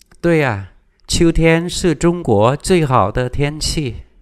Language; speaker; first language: Chinese; non-native, fluent; Vietnamese